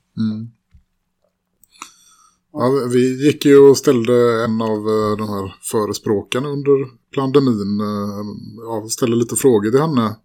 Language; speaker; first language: Swedish; native; Swedish